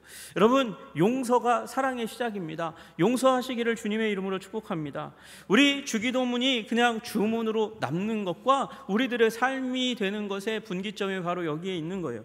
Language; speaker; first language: Korean; native; Korean